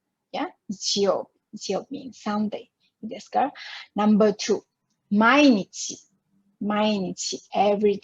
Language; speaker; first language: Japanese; non-native, fluent; Chinese